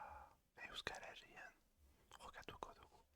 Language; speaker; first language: Basque; non-native, learner; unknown